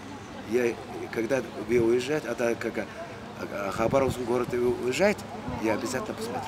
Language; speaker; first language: Russian; non-native, learner; Mongolian